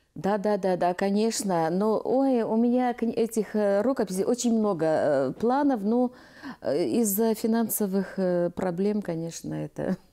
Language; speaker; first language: Russian; non-native, local second language; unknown